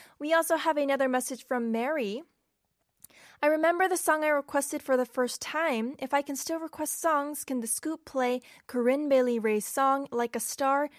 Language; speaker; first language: English; non-native, fluent; Korean